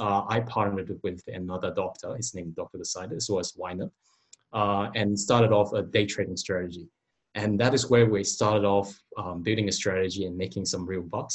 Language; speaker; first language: English; non-native, local second language; Cantonese